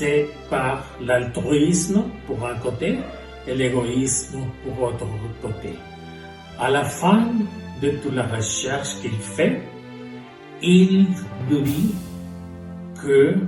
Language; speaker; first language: French; non-native, fluent; Spanish